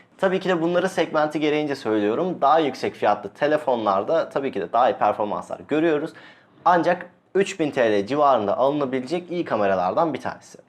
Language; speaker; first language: Turkish; native; Turkish